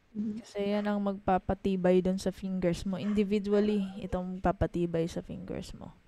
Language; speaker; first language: Filipino; native; Filipino